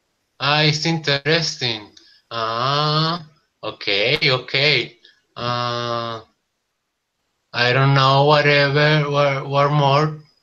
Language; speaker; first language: English; non-native, learner; Spanish